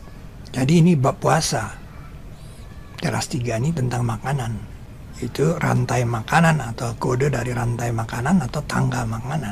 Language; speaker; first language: Indonesian; native; Indonesian